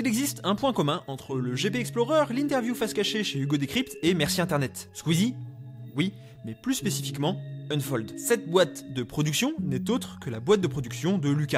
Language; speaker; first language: French; native; French